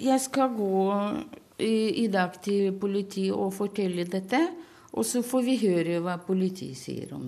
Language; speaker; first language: Norwegian; early bilingual, other home language; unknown